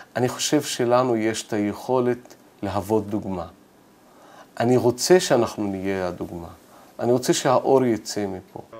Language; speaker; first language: Hebrew; non-native, local second language; Arabic